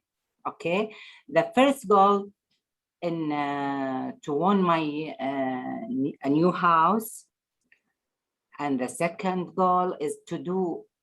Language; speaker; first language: English; non-native, learner; Arabic